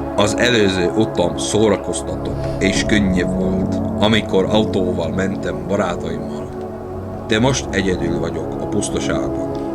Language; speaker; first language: Hungarian; non-native, learner; Czech